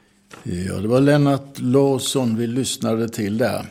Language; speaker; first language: Swedish; native; Swedish